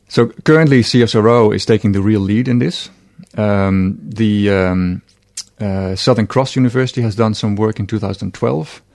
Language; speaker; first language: English; non-native, fluent; Dutch